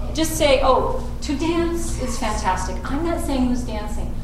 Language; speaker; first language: English; native; English